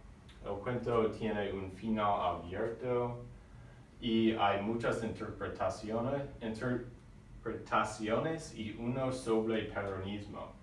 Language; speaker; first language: Spanish; non-native, learner; English